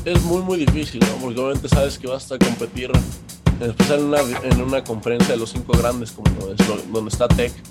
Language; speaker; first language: Spanish; native; Spanish